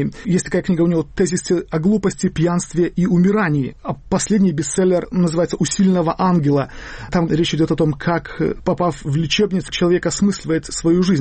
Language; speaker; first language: Russian; native; Russian